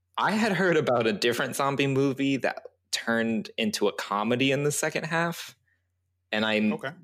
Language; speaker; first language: English; early bilingual, other home language; Chinese